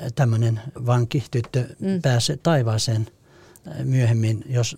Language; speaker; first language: Finnish; non-native, fluent; Persian